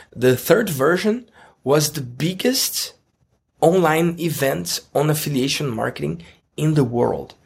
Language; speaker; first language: English; non-native, fluent; Portuguese